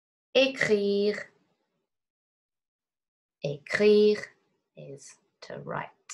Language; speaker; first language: French; non-native, fluent; English